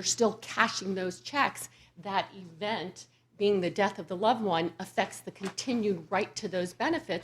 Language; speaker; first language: English; native; English